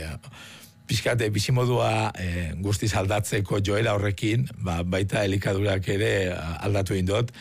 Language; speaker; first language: Basque; native; Basque